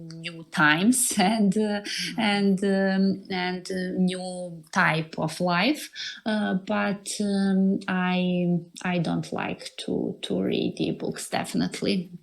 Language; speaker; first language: English; non-native, learner; Serbian